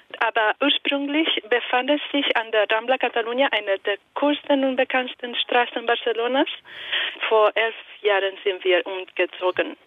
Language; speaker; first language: German; non-native, fluent; Italian